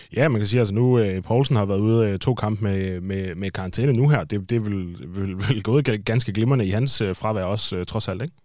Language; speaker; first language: Danish; native; Danish